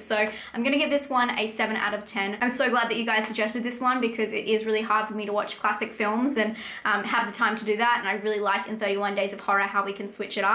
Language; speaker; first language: English; native; English